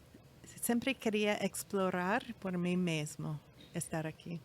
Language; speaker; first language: Portuguese; non-native, fluent; English